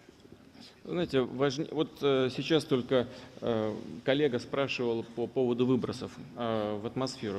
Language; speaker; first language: Russian; native; Russian